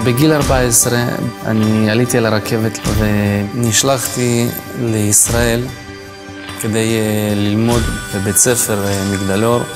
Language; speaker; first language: Hebrew; non-native, fluent; Russian